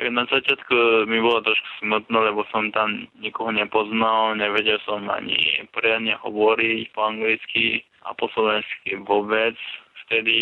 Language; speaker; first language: Slovak; non-native, fluent; Japanese